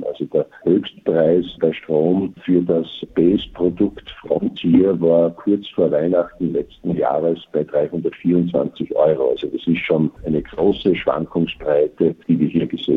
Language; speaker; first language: German; native; German